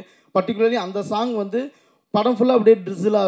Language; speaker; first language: Tamil; native; Tamil